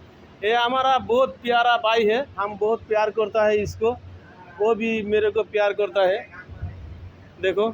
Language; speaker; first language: Hindi; non-native, learner; Bangla